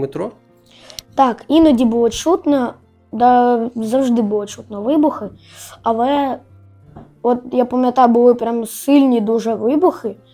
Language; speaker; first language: Ukrainian; non-native, local second language; Russian